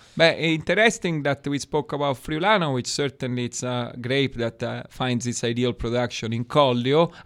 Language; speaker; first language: English; non-native, fluent; Italian